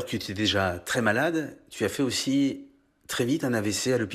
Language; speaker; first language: French; native; French